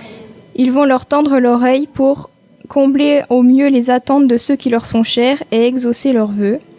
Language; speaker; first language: French; native; French